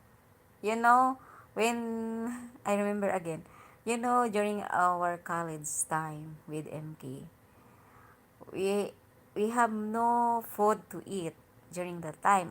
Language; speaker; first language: English; non-native, learner; Hiligaynon